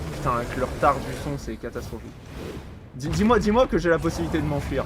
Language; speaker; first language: French; native; French